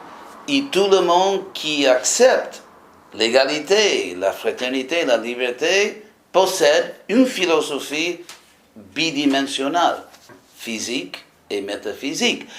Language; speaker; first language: French; non-native, fluent; English